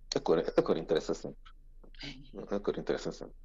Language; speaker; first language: Portuguese; native; Portuguese